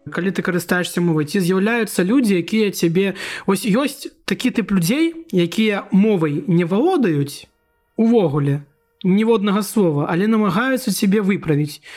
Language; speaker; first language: Belarusian; non-native, local second language; Russian